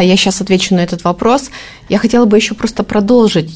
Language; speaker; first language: Russian; native; Russian